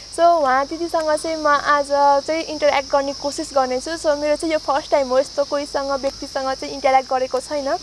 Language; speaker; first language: Nepali; native; Nepali